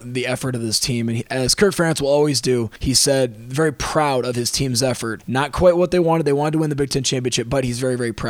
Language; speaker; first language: English; native; English